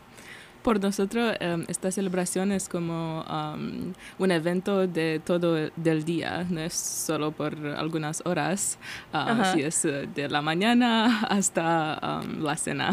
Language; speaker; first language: Spanish; non-native, learner; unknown